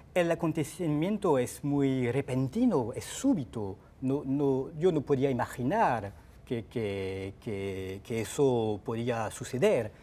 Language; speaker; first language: Spanish; non-native, fluent; French